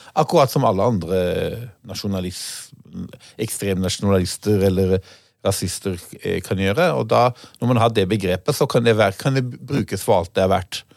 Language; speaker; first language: Norwegian; non-native, fluent; Hebrew